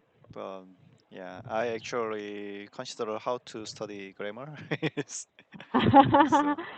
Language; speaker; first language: English; non-native, learner; Korean